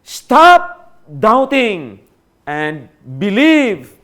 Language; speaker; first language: English; non-native, local second language; Hiligaynon